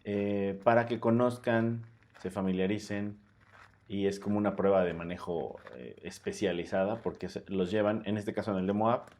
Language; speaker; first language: Spanish; native; Spanish